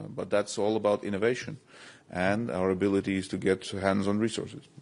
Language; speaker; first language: English; non-native, fluent; Latvian